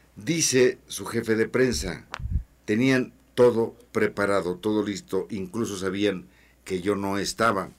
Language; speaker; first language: Spanish; native; Spanish